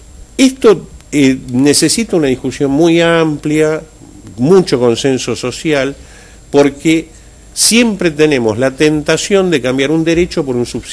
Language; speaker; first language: Spanish; native; Spanish